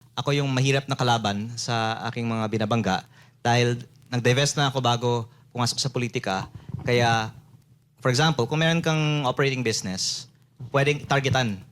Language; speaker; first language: Filipino; native; Filipino